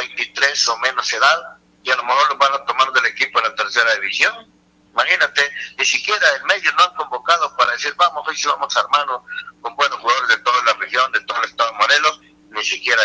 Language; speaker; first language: Spanish; native; Spanish